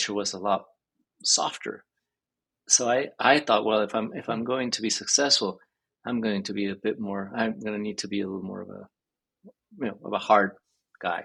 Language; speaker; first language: English; early bilingual, other home language; Spanish